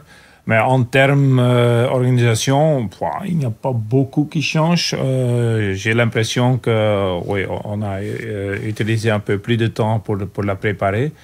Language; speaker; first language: French; non-native, local second language; Dutch